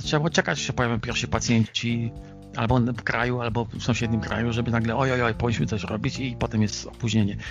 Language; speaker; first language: Polish; native; Polish